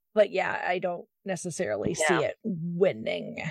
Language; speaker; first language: English; native; English